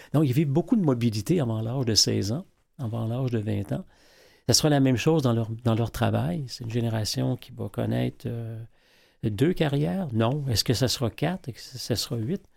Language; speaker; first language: French; native; French